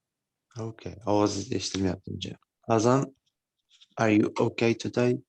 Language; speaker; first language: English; non-native, fluent; Uzbek